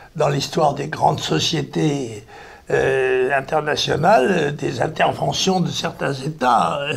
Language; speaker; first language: French; native; French